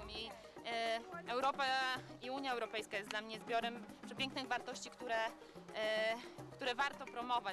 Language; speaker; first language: Polish; native; Polish